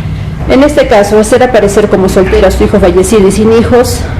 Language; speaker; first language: Spanish; native; Spanish